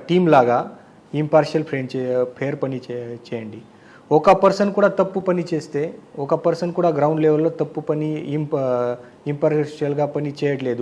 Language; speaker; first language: Telugu; non-native, learner; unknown